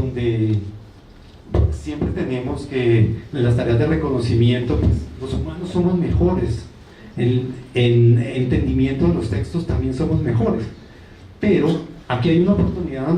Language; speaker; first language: Spanish; native; Spanish